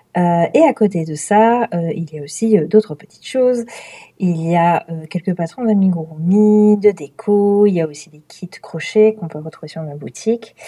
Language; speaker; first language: French; native; French